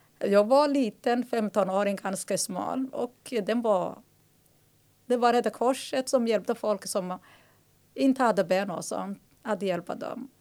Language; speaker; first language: Swedish; non-native, fluent; Somali